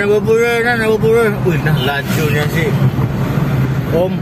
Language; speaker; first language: Filipino; early bilingual, heritage; Filipino